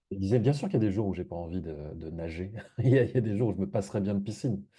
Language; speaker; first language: French; native; French